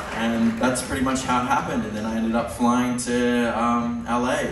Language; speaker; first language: English; native; English